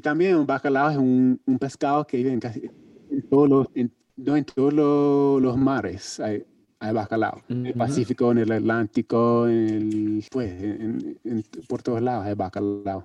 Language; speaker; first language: Spanish; non-native, learner; English